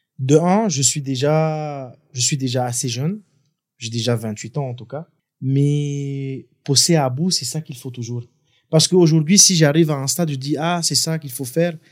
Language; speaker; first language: French; non-native, local second language; Arabic